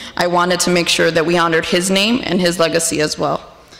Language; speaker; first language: English; early bilingual, other home language; Spanish